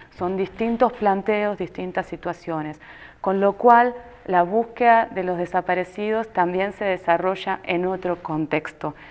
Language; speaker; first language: Spanish; native; Spanish